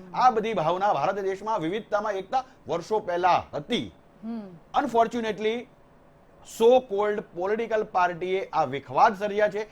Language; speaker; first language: Gujarati; native; Gujarati